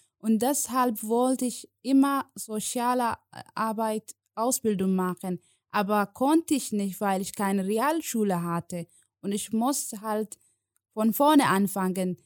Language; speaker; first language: German; non-native, learner; Somali